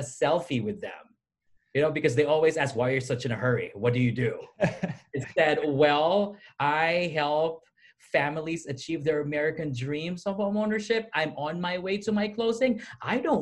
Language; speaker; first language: English; non-native, local second language; Filipino